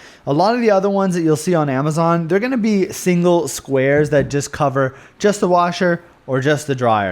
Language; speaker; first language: English; native; English